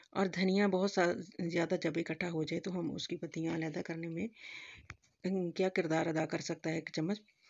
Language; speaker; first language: Hindi; native; Hindi